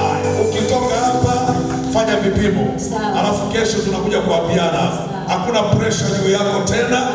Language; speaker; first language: Swahili; native; Swahili